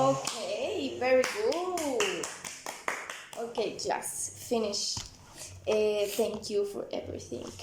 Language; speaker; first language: English; non-native, learner; Spanish